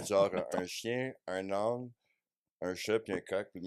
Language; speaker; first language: French; native; French